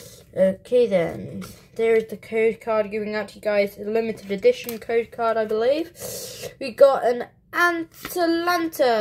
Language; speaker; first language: English; native; English